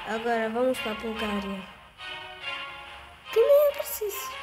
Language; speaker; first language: Portuguese; early bilingual, heritage; Portuguese